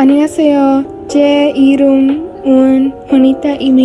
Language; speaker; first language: Korean; non-native, learner; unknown